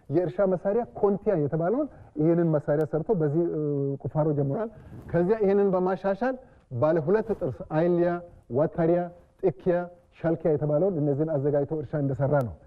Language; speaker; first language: Amharic; non-native, local second language; Wolaytta